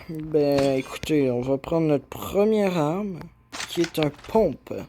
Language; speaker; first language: French; native; French